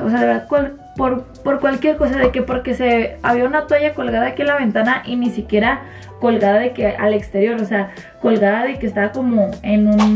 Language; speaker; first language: Spanish; native; Spanish